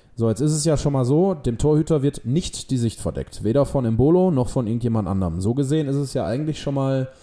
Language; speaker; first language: German; native; German